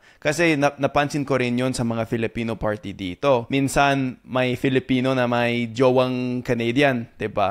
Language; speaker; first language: Filipino; non-native, fluent; English